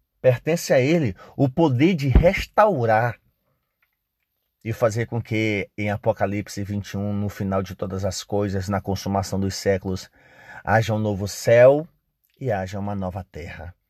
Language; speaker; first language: Portuguese; native; Portuguese